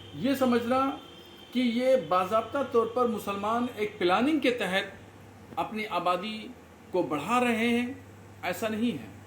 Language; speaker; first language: Hindi; native; Hindi